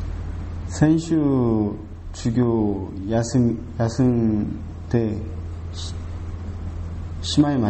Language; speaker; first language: Japanese; non-native, learner; Korean